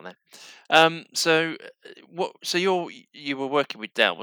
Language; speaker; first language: English; native; English